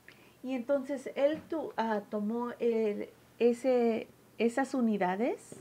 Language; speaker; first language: Spanish; early bilingual, heritage; Spanish